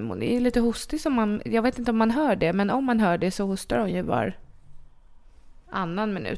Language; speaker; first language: Swedish; native; Swedish